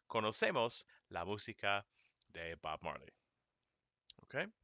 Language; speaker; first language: Spanish; non-native, fluent; English